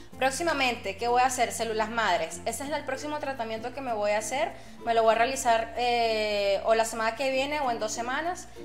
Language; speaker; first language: Spanish; native; Spanish